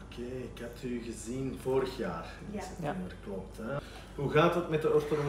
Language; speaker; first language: Dutch; native; Dutch